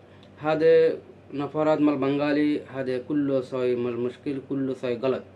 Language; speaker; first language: Arabic; non-native, learner; Bangla